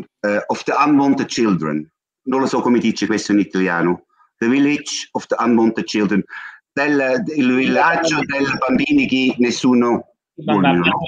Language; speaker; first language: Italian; non-native, learner; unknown